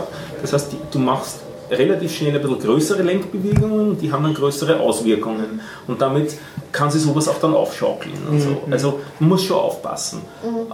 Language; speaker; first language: German; native; German